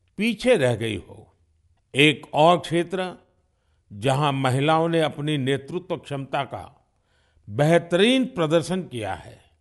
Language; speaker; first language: Hindi; non-native, local second language; Gujarati